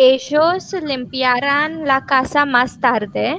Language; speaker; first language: Spanish; non-native, learner; English